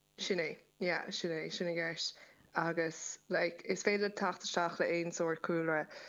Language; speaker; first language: Irish; native; Irish